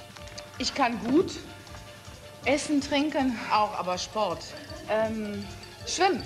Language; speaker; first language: German; native; German